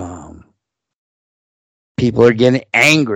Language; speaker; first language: English; native; English